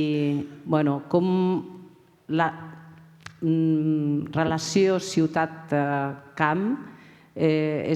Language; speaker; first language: Catalan; non-native, local second language; Spanish